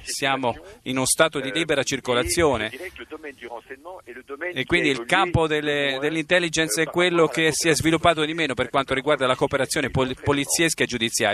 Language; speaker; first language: Italian; non-native, fluent; French